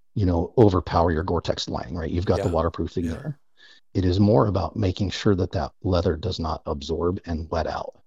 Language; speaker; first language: English; native; English